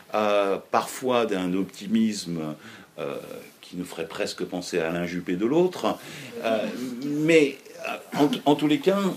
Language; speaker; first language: French; native; French